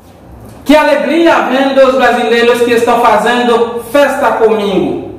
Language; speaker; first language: Portuguese; non-native, fluent; Haitian Creole